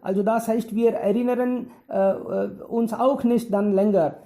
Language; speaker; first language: German; non-native, fluent; Hindi